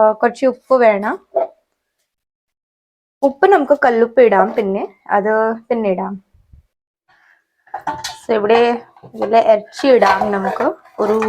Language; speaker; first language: Malayalam; non-native, local second language; Hindi